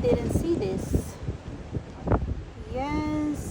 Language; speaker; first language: English; non-native, local second language; Filipino